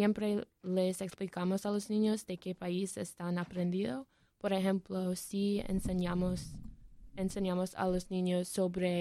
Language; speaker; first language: Spanish; non-native, learner; English